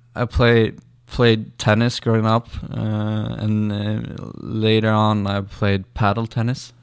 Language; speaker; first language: English; non-native, learner; Swedish